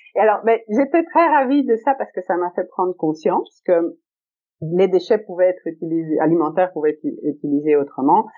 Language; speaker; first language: French; early bilingual, other home language; Italian